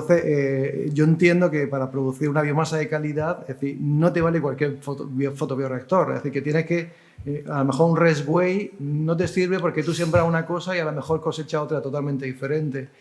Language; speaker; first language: Spanish; native; Spanish